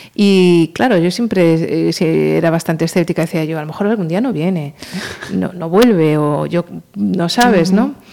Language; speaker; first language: Spanish; native; Spanish